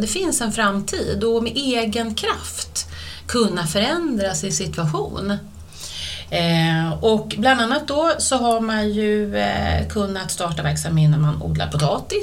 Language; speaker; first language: Swedish; native; Swedish